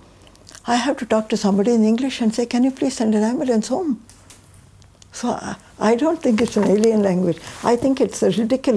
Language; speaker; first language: English; non-native, local second language; Tamil